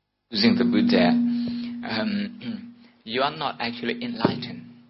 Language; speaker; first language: English; non-native, fluent; Burmese